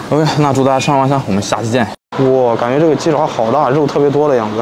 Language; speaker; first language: Chinese; native; Chinese